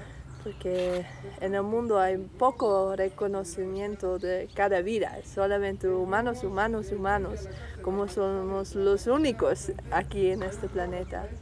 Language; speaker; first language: Spanish; non-native, learner; Dutch